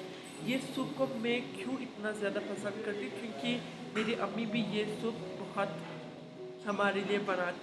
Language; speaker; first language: Hindi; non-native, fluent; Turkish